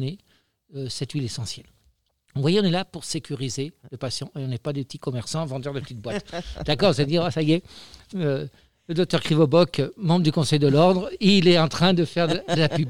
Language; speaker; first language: French; native; French